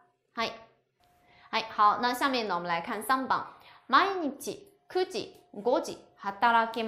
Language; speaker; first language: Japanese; non-native, fluent; Chinese